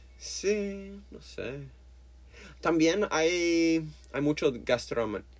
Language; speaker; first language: Spanish; non-native, learner; English